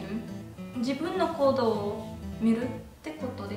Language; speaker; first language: Japanese; non-native, learner; Russian